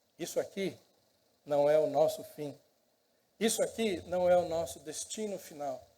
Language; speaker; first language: Portuguese; native; Portuguese